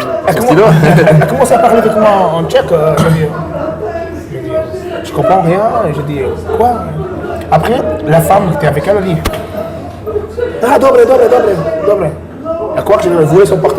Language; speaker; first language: French; non-native, learner; Portuguese